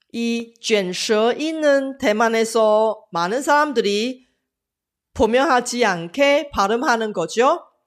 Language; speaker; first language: Korean; non-native, fluent; Chinese